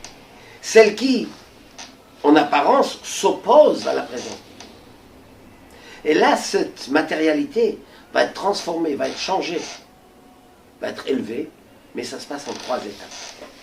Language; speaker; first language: French; native; French